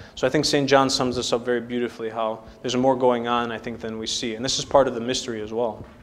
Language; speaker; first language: English; native; English